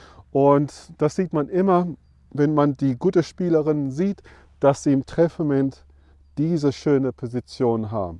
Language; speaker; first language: German; non-native, fluent; English